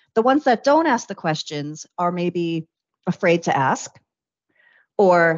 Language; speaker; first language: English; native; English